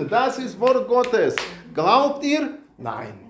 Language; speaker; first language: German; non-native, learner; Russian